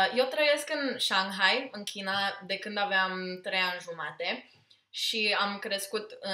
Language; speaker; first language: Romanian; early bilingual, heritage; Romanian